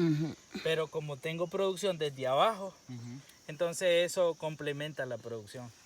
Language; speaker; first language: Spanish; native; Spanish